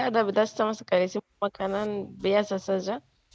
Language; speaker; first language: Indonesian; non-native, learner; Arabic